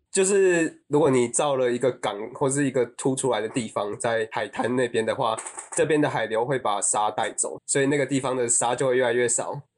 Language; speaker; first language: Chinese; native; Chinese